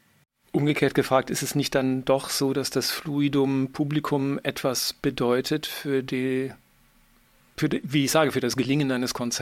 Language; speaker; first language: German; native; German